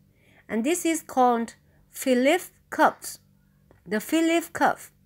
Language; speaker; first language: English; non-native, fluent; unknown